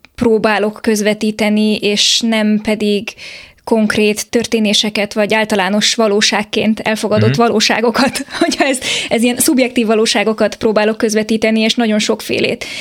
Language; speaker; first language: Hungarian; native; Hungarian